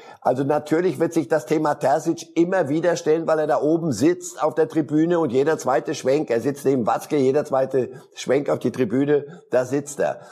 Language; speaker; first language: German; early bilingual, other home language; Polish